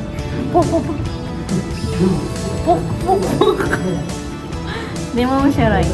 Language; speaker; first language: Japanese; non-native, learner; Filipino